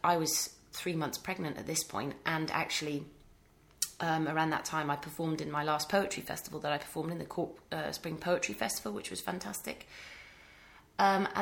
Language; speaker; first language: English; native; English